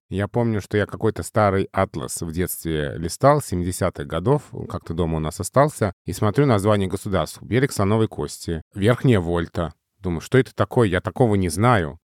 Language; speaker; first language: Russian; native; Russian